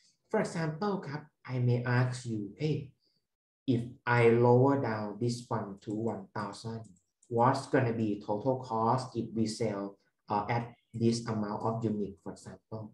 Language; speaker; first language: English; non-native, fluent; Thai